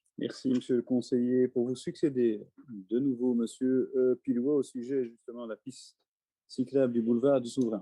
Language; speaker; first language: French; native; French